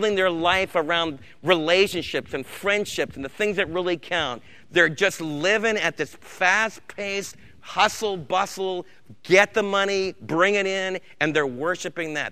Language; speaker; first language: English; native; English